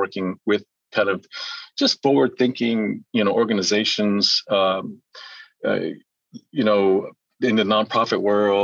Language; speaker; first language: English; early bilingual, other home language; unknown